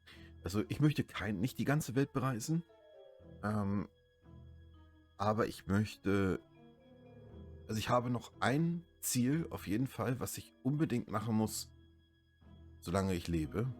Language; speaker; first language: German; native; German